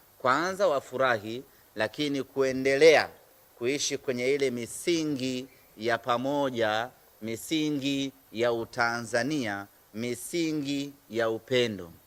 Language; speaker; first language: Swahili; native; Swahili